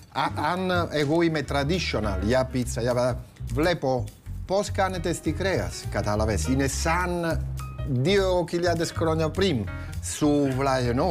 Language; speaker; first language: Greek; non-native, learner; Italian